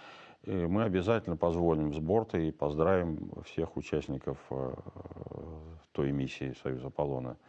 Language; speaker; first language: Russian; native; Russian